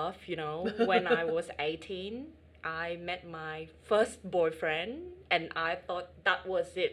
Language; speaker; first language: English; non-native, fluent; Vietnamese